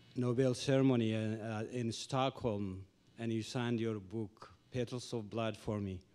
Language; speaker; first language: English; non-native, fluent; Oromo